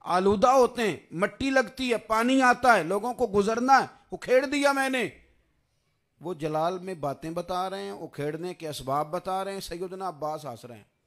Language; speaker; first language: Urdu; non-native, local second language; Punjabi